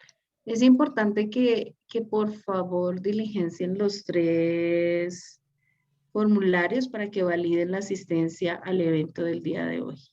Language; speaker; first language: Spanish; native; Spanish